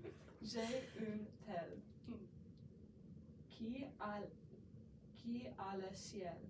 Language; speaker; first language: French; non-native, learner; English